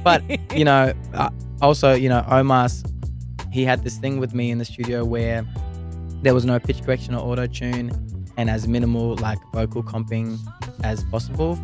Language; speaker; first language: English; native; English